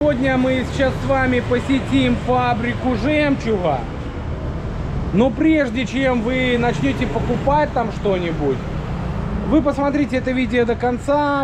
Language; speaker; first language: Russian; native; Russian